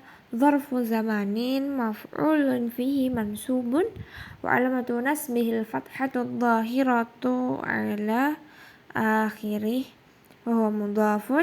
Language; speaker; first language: Arabic; non-native, learner; Indonesian